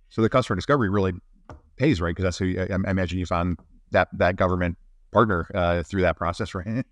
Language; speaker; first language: English; native; English